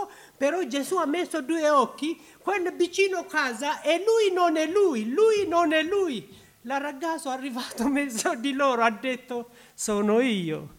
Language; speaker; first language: Italian; non-native, learner; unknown